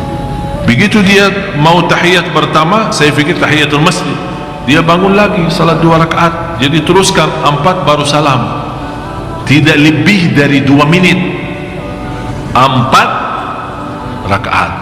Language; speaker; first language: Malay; non-native, fluent; Arabic